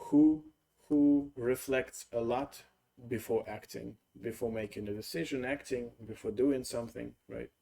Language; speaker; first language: English; non-native, fluent; Russian